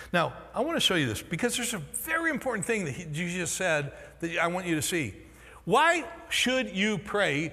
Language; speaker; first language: English; native; English